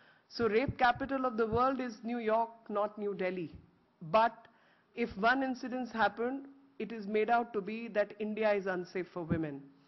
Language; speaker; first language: English; non-native, local second language; Hindi